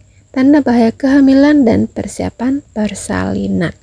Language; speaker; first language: Indonesian; native; Indonesian